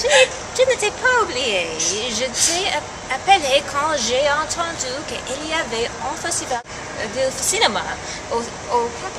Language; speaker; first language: French; non-native, learner; English